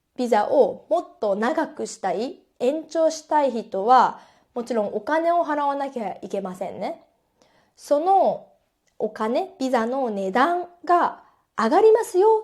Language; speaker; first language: Japanese; native; Japanese